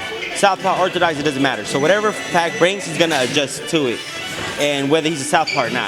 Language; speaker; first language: English; native; English